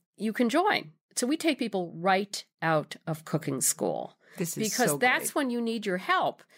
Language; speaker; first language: English; native; English